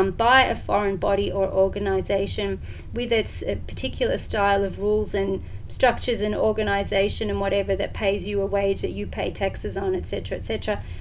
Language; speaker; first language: English; native; English